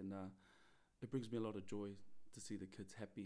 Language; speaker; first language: English; native; English